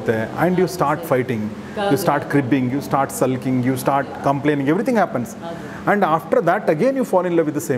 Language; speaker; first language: Kannada; native; Kannada